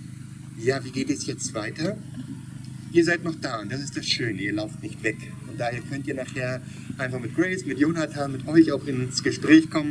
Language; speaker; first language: German; native; German